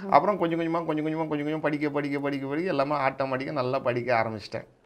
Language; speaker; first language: Tamil; non-native, local second language; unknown